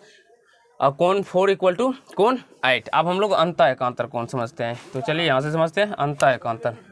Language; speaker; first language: Hindi; native; Hindi